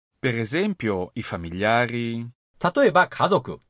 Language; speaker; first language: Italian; non-native, fluent; Japanese